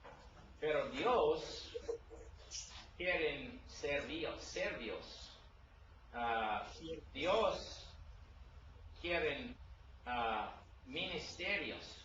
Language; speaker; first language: Spanish; non-native, learner; English